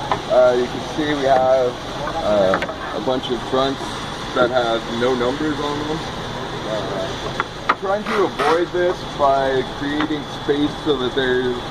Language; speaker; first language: English; native; English